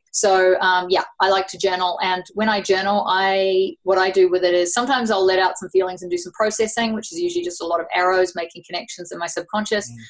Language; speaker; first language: English; native; English